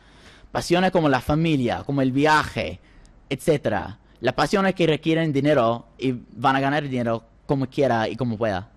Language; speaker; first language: Spanish; non-native, fluent; English